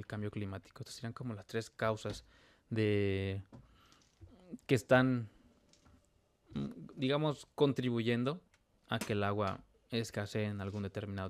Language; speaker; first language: Spanish; native; Spanish